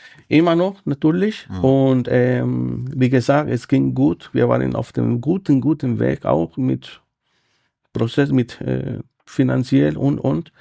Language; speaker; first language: German; non-native, fluent; Spanish